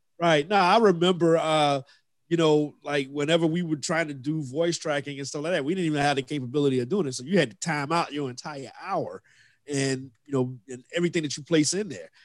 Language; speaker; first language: English; native; English